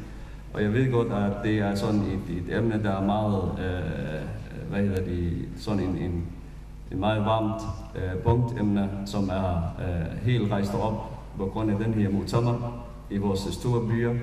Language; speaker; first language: Danish; non-native, fluent; Somali